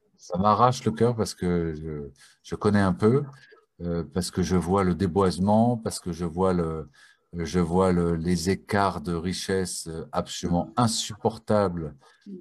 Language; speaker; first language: French; native; French